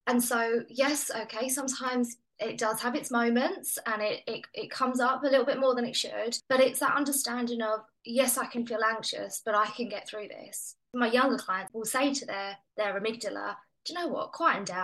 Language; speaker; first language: English; native; English